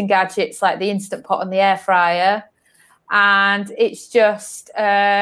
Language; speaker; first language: English; native; English